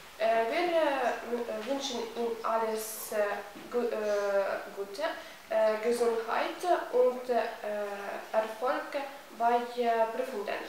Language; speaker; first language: German; non-native, learner; Ukrainian